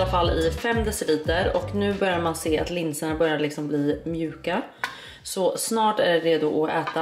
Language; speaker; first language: Swedish; native; Swedish